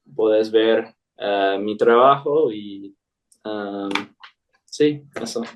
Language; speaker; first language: Spanish; non-native, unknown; English